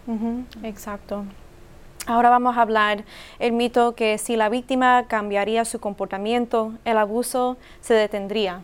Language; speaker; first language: Spanish; early bilingual, heritage; English